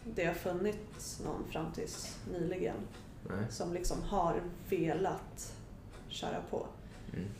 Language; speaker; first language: Swedish; native; Swedish